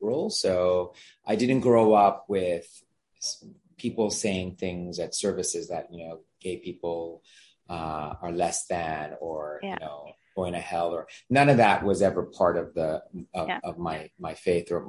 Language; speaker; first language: English; non-native, fluent; Gujarati